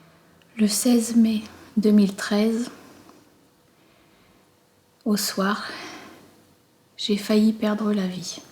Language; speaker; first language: French; native; French